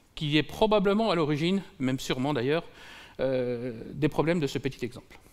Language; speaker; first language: French; native; French